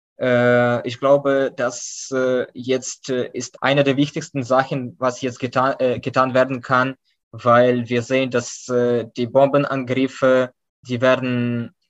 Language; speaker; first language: German; non-native, fluent; Ukrainian